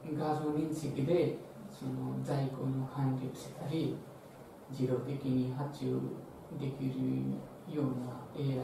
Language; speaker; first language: Japanese; non-native, fluent; Nepali